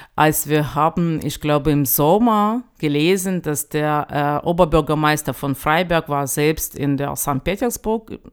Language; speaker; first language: German; non-native, fluent; Ukrainian